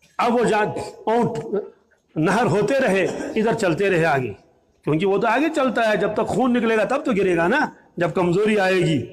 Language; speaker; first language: Urdu; native; Urdu